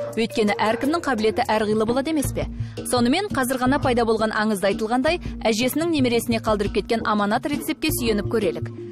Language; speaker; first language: Kazakh; non-native, local second language; Russian